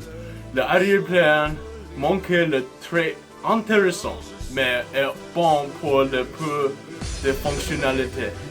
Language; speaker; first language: French; non-native, learner; English